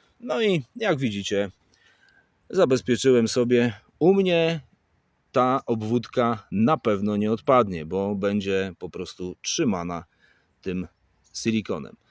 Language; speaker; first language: Polish; native; Polish